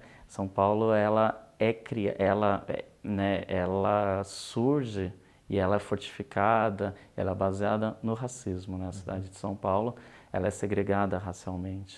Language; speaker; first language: Portuguese; native; Portuguese